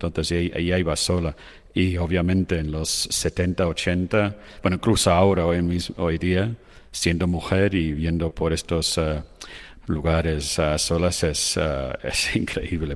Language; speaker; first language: Spanish; non-native, fluent; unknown